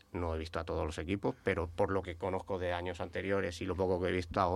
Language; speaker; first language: Spanish; native; Spanish